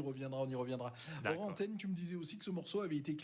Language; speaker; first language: French; native; French